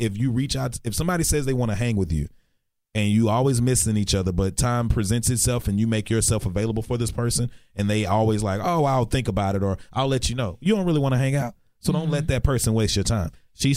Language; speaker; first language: English; native; English